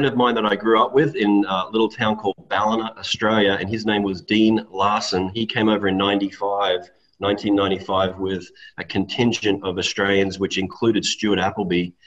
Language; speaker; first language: English; native; English